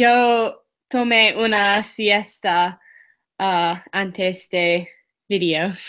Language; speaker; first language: Spanish; non-native, learner; English